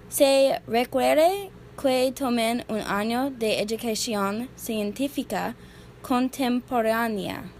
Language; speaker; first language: Spanish; non-native, learner; English